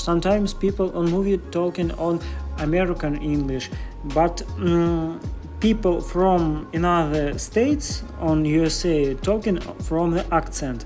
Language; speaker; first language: English; non-native, learner; Russian